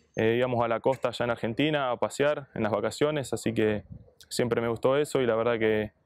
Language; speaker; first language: Spanish; native; Spanish